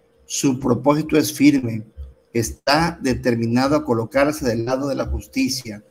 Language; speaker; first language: Spanish; native; Spanish